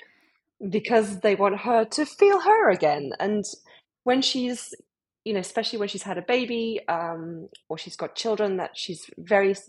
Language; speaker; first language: English; native; English